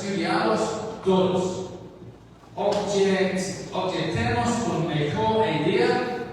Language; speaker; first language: Spanish; non-native, learner; English